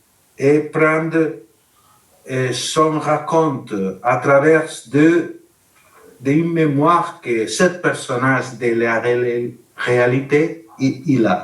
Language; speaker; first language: French; non-native, learner; Spanish